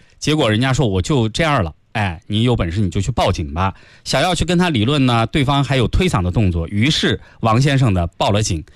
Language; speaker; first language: Chinese; native; Chinese